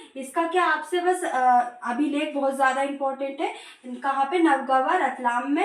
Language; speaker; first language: Hindi; native; Hindi